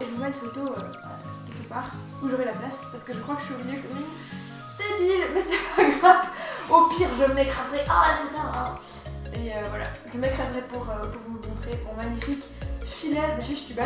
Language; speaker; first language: French; native; French